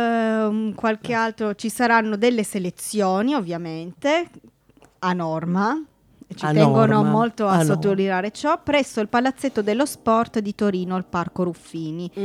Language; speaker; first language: Italian; native; Italian